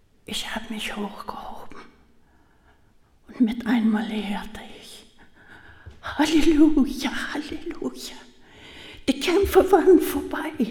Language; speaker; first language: German; early bilingual, heritage; German